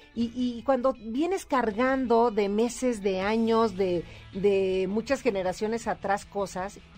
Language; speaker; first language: Spanish; native; Spanish